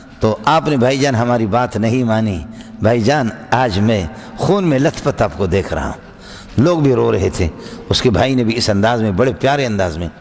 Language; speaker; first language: Urdu; non-native, local second language; Brahui